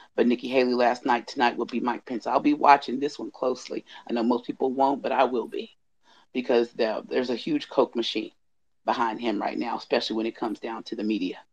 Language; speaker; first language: English; native; English